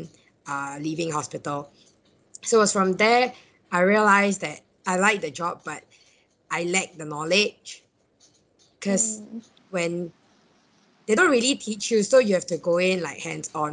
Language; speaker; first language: English; non-native, local second language; Cantonese